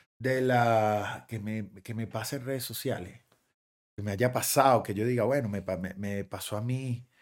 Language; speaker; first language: Spanish; native; Spanish